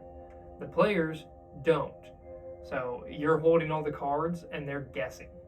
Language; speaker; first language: English; native; English